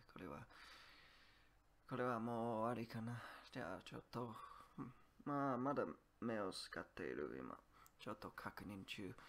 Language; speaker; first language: Japanese; non-native, learner; English